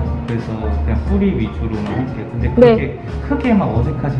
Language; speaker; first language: Korean; native; Korean